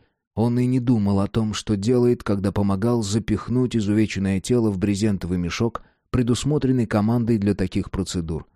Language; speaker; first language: Russian; native; Russian